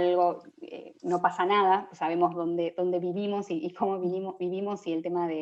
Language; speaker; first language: Spanish; native; Spanish